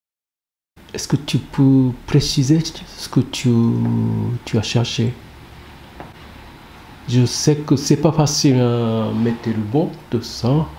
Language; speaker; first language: French; non-native, fluent; Japanese